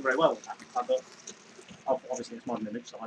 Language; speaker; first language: English; native; English